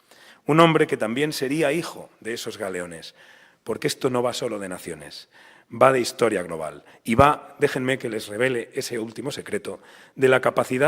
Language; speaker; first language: Spanish; native; Spanish